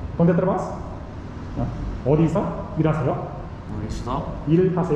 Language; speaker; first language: Spanish; non-native, learner; Korean